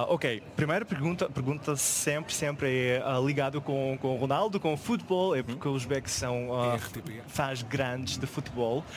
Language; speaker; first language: Portuguese; non-native, fluent; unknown